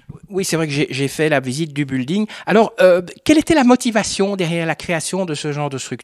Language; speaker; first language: French; native; French